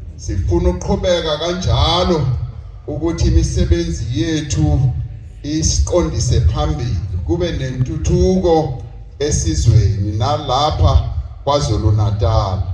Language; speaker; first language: Zulu; non-native, local second language; Venda